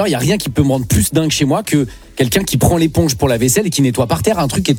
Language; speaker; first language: French; native; French